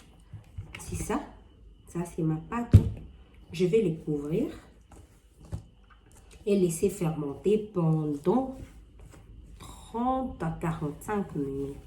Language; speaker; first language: French; non-native, local second language; Lingala